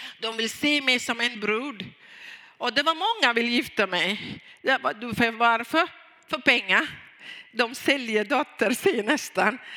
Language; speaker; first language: Swedish; non-native, fluent; Tamil